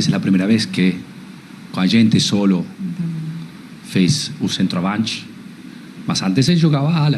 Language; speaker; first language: Portuguese; non-native, learner; Spanish